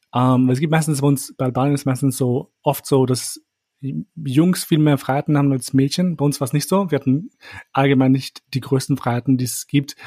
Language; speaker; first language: German; early bilingual, other home language; Albanian